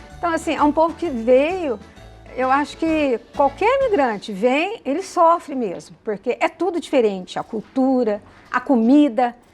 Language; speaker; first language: Portuguese; early bilingual, other home language; Italian